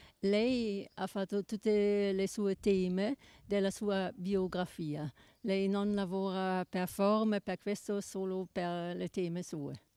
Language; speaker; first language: Italian; non-native, learner; German